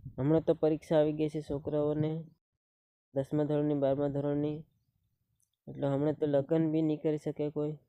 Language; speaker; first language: Gujarati; non-native, local second language; Bhili